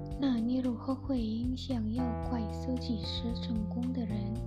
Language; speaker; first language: Chinese; non-native, learner; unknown